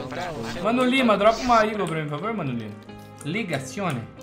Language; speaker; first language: Portuguese; native; Portuguese